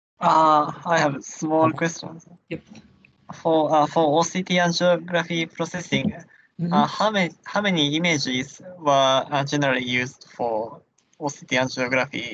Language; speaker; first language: English; non-native, learner; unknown